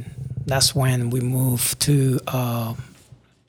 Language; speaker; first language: English; non-native, fluent; Spanish